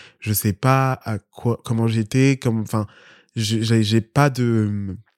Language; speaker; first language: French; early bilingual, other home language; Spanish